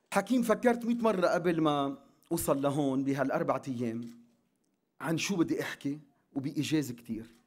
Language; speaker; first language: Arabic; non-native, local second language; Armenian